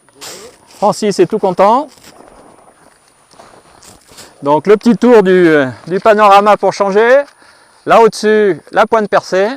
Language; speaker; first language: French; native; French